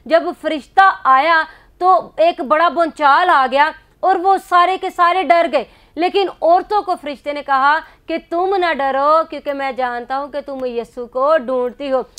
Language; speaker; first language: Urdu; non-native, local second language; Punjabi